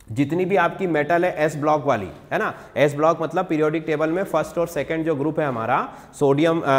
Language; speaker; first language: Hindi; native; Hindi